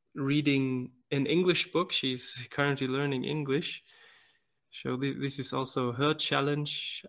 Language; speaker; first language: English; non-native, fluent; German